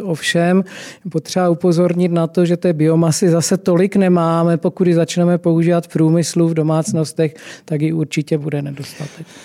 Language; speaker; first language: Czech; native; Czech